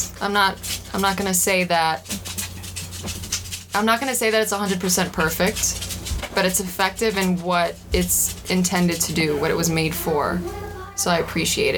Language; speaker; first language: English; early bilingual, other home language; Albanian